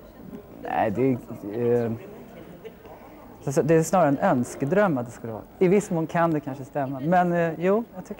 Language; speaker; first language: Swedish; native; Swedish